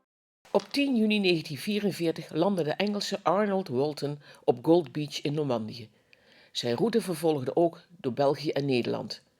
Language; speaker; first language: Dutch; native; Dutch